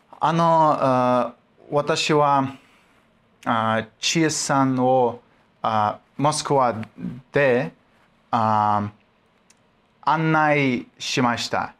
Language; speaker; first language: Japanese; non-native, learner; Russian